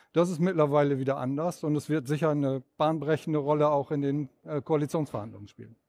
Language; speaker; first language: German; native; German